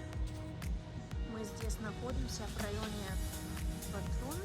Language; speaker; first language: Russian; non-native, learner; English